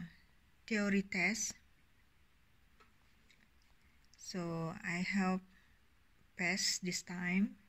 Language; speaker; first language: English; non-native, learner; Indonesian